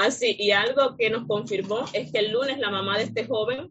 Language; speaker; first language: Spanish; native; Spanish